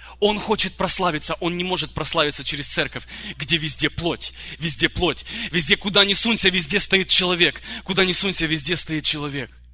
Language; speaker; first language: Russian; early bilingual, other home language; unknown